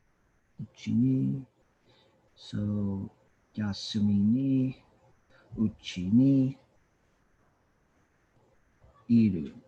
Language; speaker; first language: Japanese; non-native, learner; English